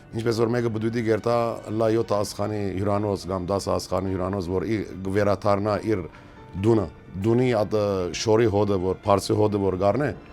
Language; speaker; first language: Armenian; early bilingual, heritage; Armenian